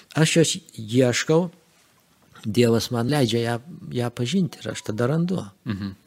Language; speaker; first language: Lithuanian; native; Lithuanian